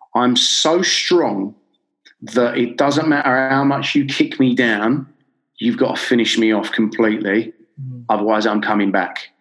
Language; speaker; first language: English; native; English